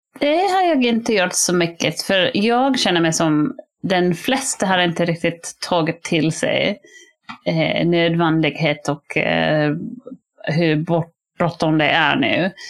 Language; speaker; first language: Swedish; non-native, fluent; English